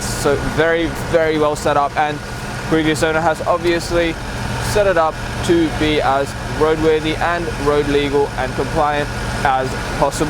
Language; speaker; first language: English; native; English